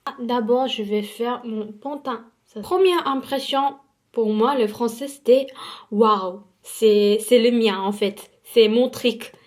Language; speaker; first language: French; non-native, fluent; Korean